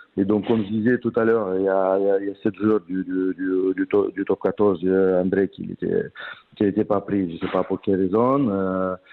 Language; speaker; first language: French; non-native, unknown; Romanian